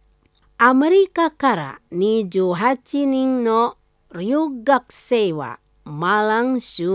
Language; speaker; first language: Japanese; non-native, fluent; Indonesian